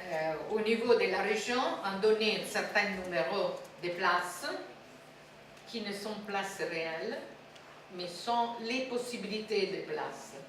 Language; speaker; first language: French; non-native, fluent; Italian